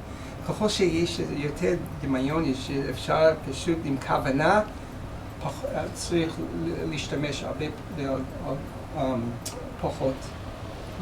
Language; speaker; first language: Hebrew; non-native, fluent; English